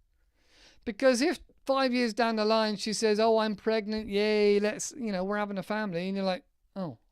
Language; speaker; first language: English; native; English